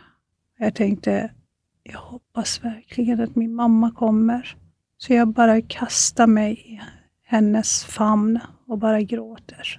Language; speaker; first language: Swedish; non-native, fluent; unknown